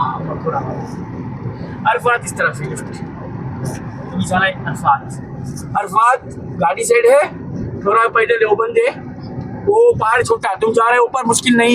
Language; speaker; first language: Hindi; non-native, learner; Baluchi